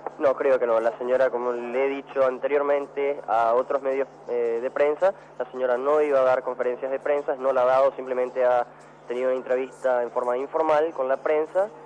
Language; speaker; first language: Spanish; non-native, fluent; Portuguese